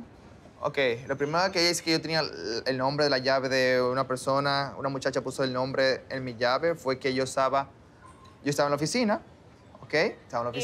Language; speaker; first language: Spanish; native; Spanish